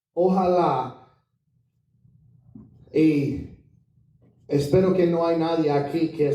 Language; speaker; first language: Spanish; non-native, fluent; English